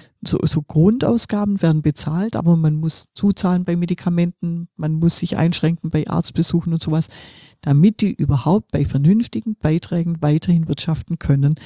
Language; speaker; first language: German; native; German